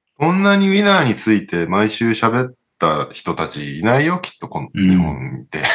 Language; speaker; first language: Japanese; early bilingual, heritage; Japanese